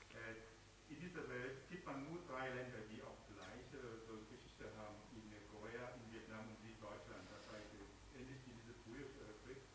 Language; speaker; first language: German; non-native, learner; Vietnamese